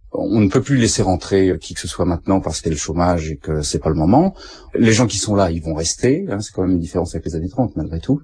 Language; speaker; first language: French; native; French